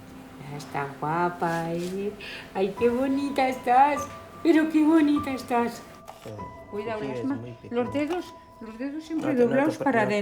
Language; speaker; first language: Spanish; native; Spanish